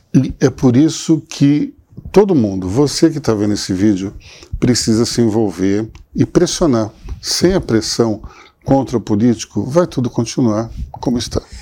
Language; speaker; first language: Portuguese; native; Portuguese